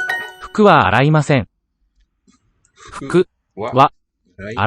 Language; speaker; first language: Japanese; non-native, learner; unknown